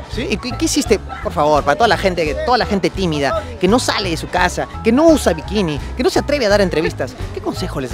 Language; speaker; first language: Spanish; native; Spanish